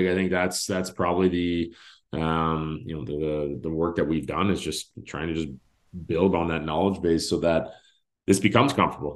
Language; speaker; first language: English; native; English